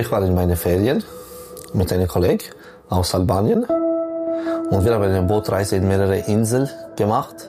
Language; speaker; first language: German; non-native, local second language; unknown